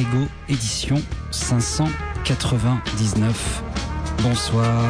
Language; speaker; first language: French; native; French